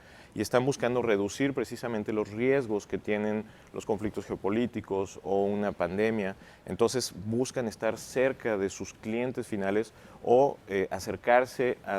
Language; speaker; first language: Spanish; native; Spanish